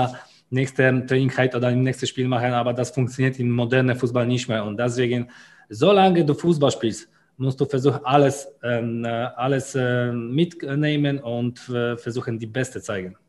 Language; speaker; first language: German; non-native, learner; Polish